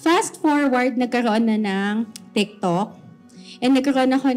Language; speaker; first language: Filipino; native; Filipino